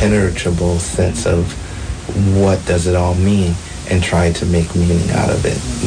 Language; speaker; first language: English; native; English